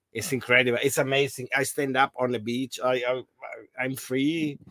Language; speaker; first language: English; non-native, learner; German